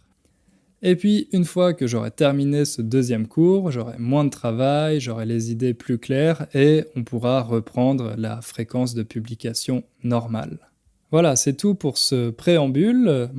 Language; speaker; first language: French; native; French